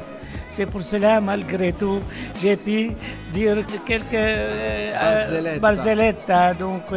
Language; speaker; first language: French; non-native, fluent; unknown